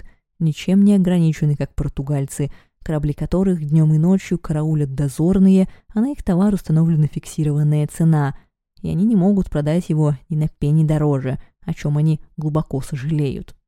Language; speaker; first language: Russian; native; Russian